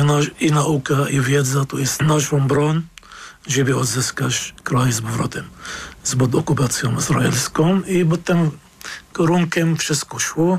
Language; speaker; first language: Polish; non-native, fluent; Arabic